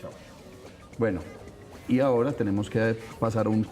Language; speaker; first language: Spanish; native; Spanish